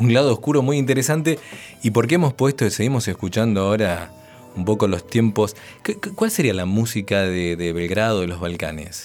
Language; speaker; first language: Spanish; native; Spanish